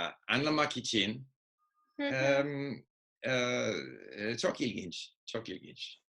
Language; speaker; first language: Turkish; non-native, learner; English